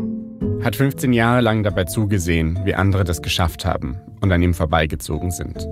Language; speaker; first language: German; native; German